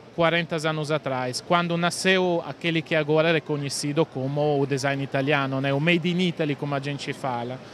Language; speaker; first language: Portuguese; non-native, fluent; Italian